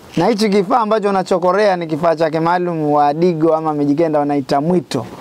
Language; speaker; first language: Swahili; non-native, local second language; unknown